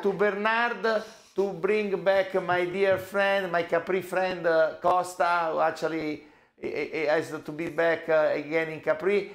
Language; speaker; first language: English; non-native, fluent; Italian